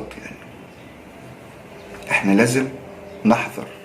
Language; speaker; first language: Arabic; native; Arabic